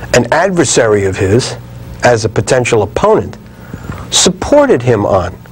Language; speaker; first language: English; native; English